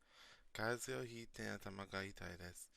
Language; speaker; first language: Japanese; non-native, learner; English